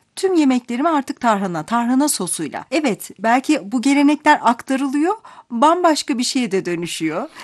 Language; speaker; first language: Turkish; native; Turkish